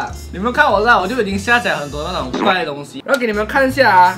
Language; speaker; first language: Chinese; native; Chinese